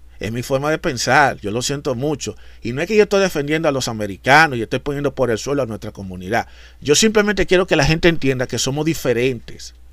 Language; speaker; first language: Spanish; native; Spanish